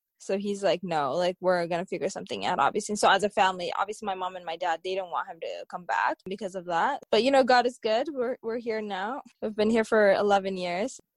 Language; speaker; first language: English; early bilingual, other home language; Tigrinya